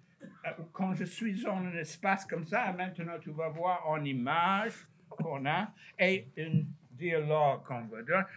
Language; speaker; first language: French; non-native, fluent; English